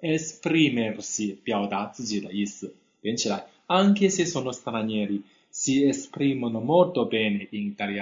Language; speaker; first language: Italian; non-native, fluent; Chinese